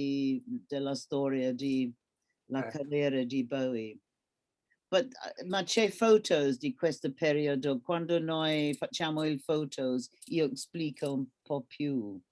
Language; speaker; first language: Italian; non-native, learner; English